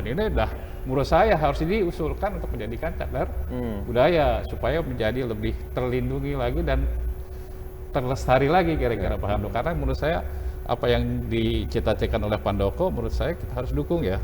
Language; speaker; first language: Indonesian; native; Indonesian